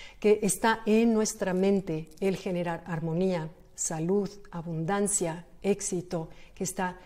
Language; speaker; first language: Spanish; native; Spanish